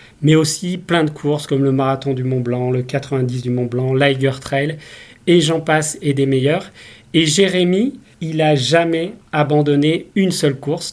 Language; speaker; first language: French; native; French